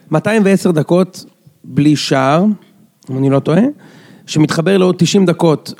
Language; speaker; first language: Hebrew; native; Hebrew